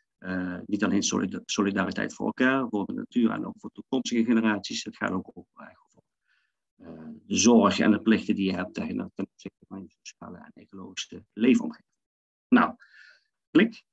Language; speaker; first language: Dutch; native; Dutch